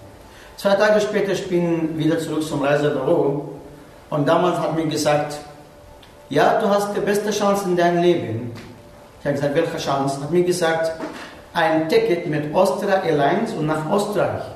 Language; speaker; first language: German; non-native, learner; Arabic